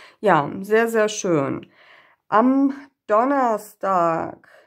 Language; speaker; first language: German; native; German